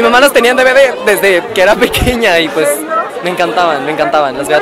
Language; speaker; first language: Spanish; native; Spanish